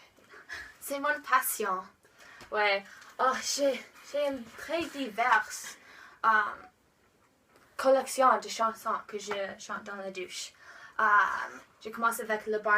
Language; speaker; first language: French; non-native, learner; English